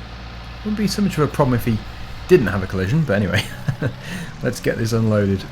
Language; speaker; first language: English; native; English